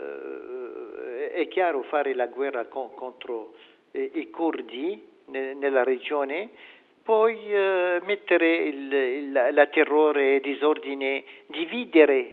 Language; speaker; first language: Italian; non-native, fluent; Arabic